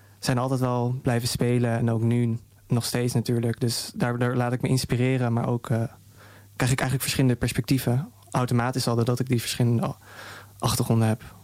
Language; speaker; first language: Dutch; native; Dutch